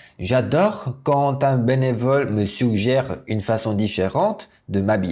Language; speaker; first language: French; non-native, fluent; Korean